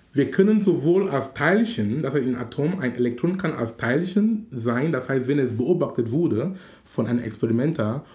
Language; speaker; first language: German; non-native, fluent; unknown